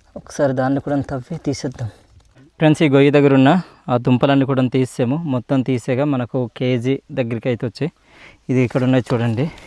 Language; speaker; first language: Telugu; native; Telugu